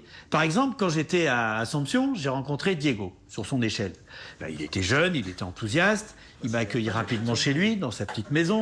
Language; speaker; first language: French; native; French